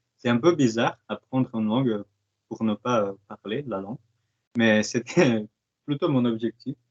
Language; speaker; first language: French; non-native, fluent; Portuguese